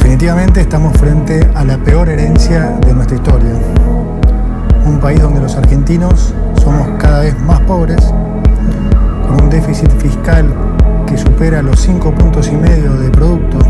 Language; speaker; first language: Spanish; native; Spanish